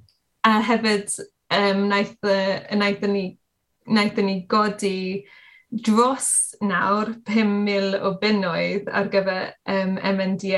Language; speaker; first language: Welsh; non-native, learner; English